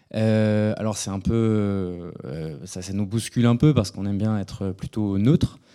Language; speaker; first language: French; native; French